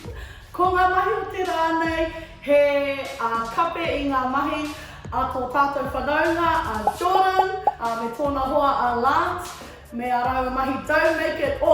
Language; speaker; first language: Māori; non-native, local second language; English